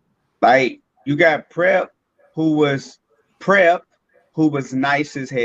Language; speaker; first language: English; native; English